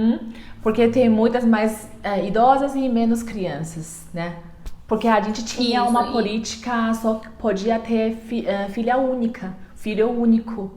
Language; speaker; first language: Portuguese; non-native, learner; Chinese